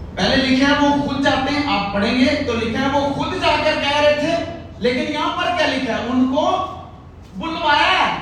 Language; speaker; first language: Urdu; non-native, local second language; Punjabi